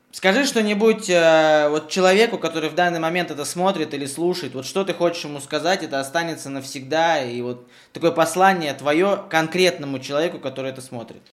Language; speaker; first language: Russian; native; Russian